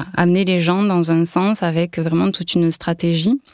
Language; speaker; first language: French; native; French